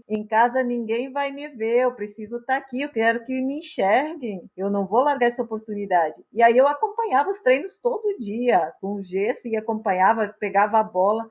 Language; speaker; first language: Portuguese; non-native, local second language; German